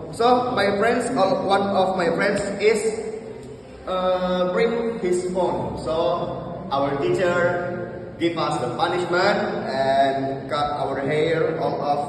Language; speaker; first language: English; non-native, learner; Indonesian